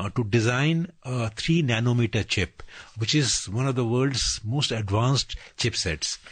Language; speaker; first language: English; non-native, local second language; Bangla